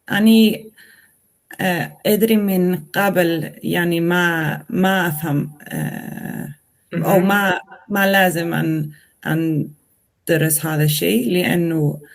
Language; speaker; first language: Arabic; non-native, learner; Swedish